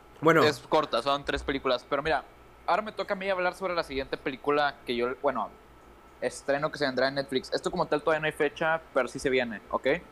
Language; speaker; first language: Spanish; native; Spanish